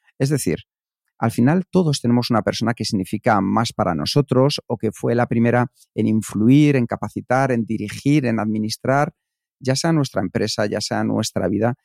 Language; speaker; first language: Spanish; native; Spanish